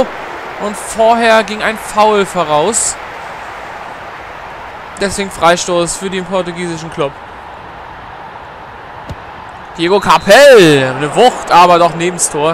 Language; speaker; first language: German; native; German